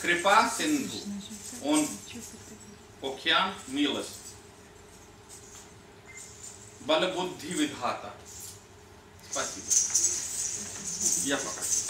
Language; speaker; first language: Russian; non-native, learner; Hindi